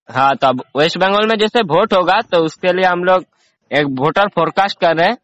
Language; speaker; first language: Hindi; non-native, local second language; Bangla